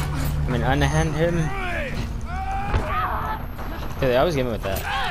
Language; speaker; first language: English; native; English